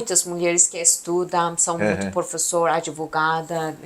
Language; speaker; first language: Portuguese; non-native, fluent; Persian